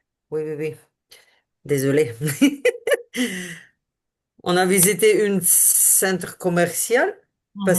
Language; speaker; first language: French; non-native, learner; Ukrainian